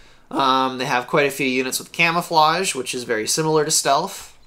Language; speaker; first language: English; native; English